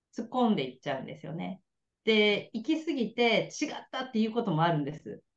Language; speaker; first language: Japanese; native; Japanese